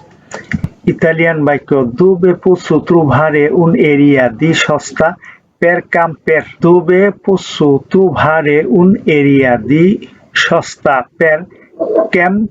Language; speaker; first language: Italian; non-native, fluent; Bangla